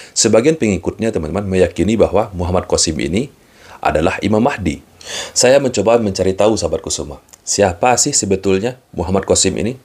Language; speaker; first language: Indonesian; native; Indonesian